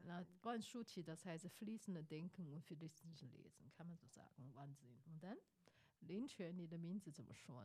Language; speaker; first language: German; non-native, fluent; Chinese